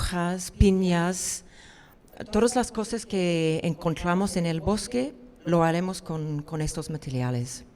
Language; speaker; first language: Spanish; non-native, fluent; English